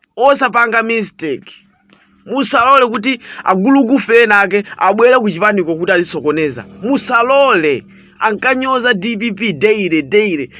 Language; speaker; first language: Nyanja; native; Nyanja